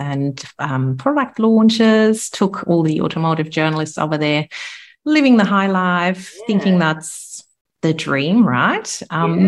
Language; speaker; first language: English; non-native, fluent; German